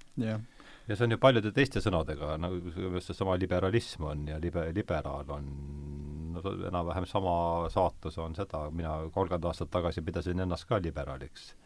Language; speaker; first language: Estonian; native; Estonian